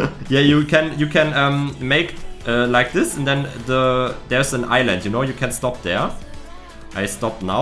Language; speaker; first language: English; non-native, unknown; German